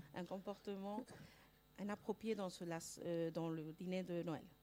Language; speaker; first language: French; non-native, fluent; Spanish